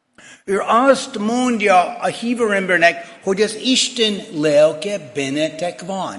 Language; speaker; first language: Hungarian; non-native, fluent; English